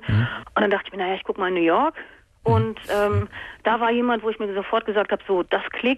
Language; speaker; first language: German; native; German